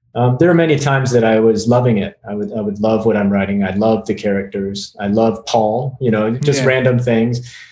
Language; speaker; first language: English; native; English